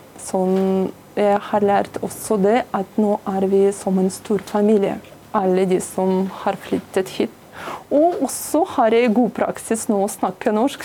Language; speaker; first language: Norwegian; non-native, learner; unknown